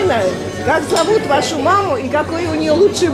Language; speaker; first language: Russian; native; Russian